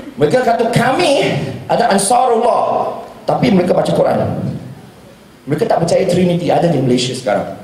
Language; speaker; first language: Malay; non-native, local second language; Chinese